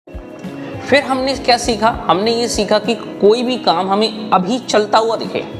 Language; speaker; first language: Hindi; native; Hindi